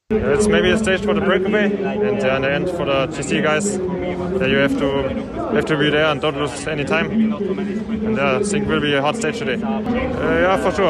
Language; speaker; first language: English; non-native, fluent; German